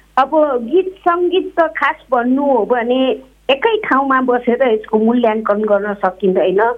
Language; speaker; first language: Nepali; native; Nepali